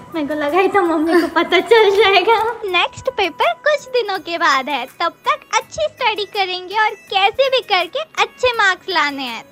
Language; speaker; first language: Hindi; native; Hindi